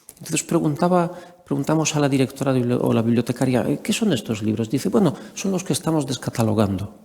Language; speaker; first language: Spanish; non-native, fluent; Polish